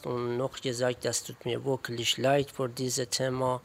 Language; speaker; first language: German; non-native, learner; Persian